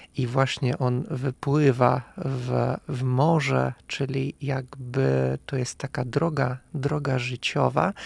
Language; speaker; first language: Polish; non-native, fluent; Russian